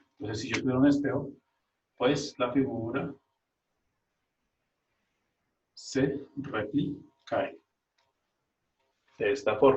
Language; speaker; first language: Spanish; native; Spanish